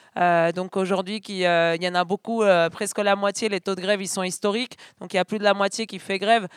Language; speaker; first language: French; non-native, fluent; Spanish